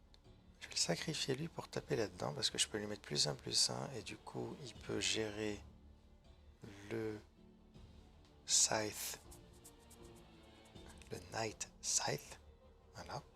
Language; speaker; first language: French; native; French